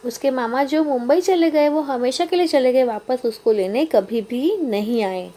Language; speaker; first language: Hindi; non-native, local second language; Marathi